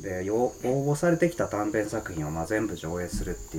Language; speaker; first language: Japanese; native; Japanese